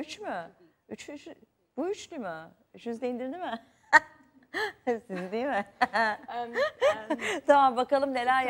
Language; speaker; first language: Turkish; native; Turkish